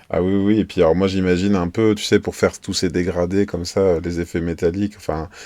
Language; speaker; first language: French; native; French